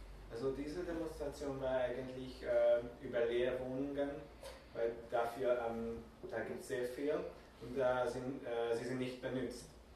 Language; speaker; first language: German; non-native, learner; Hungarian